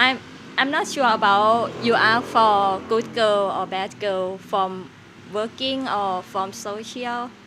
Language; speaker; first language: English; non-native, learner; Thai